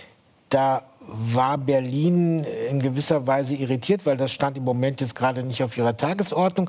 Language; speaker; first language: German; native; German